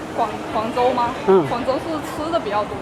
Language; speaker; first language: Chinese; native; Chinese